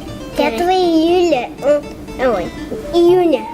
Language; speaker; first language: Russian; non-native, learner; Tajik